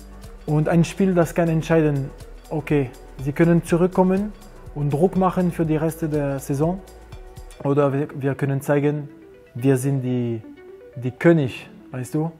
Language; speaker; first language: German; non-native, learner; French